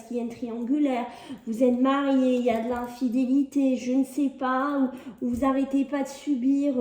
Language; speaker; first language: French; native; French